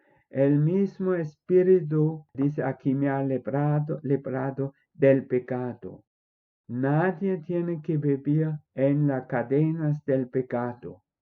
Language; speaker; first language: Spanish; non-native, fluent; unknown